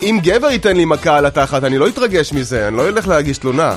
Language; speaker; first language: Hebrew; native; Hebrew